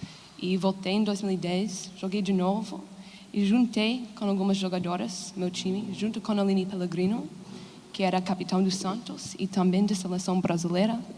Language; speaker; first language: Portuguese; non-native, fluent; English